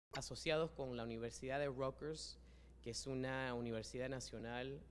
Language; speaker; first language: Spanish; early bilingual, heritage; Spanish